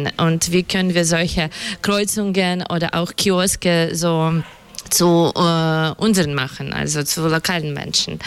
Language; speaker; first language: German; non-native, learner; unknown